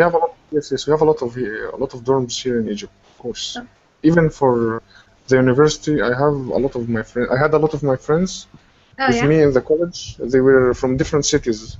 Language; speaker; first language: English; non-native, fluent; Arabic